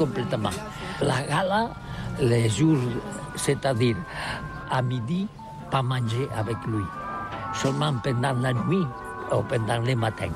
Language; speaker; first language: French; non-native, learner; Catalan